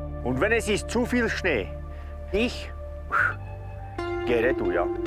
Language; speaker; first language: German; non-native, learner; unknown